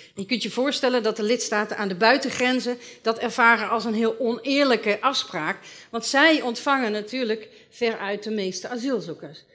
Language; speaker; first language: Dutch; native; Dutch